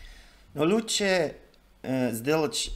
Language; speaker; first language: Russian; non-native, learner; English